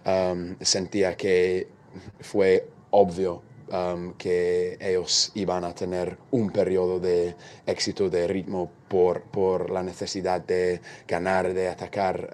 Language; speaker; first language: Spanish; non-native, fluent; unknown